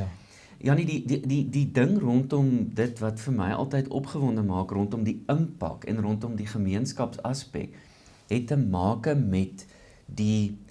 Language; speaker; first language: Afrikaans; native; Afrikaans